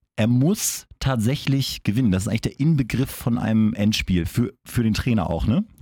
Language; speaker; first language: German; native; German